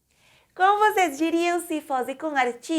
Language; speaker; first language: Portuguese; non-native, fluent; Spanish